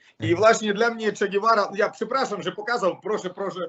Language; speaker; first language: Polish; non-native, learner; Russian